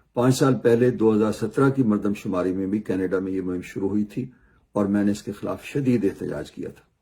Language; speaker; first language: Urdu; non-native, local second language; Punjabi